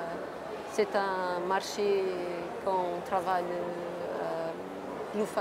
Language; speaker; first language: French; non-native, fluent; Portuguese